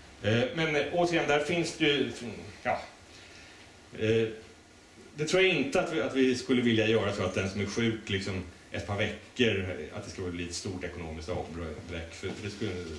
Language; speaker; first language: Swedish; native; Swedish